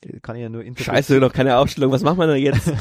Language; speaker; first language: German; native; German